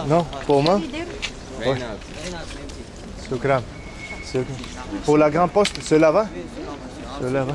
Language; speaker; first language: French; non-native, learner; Spanish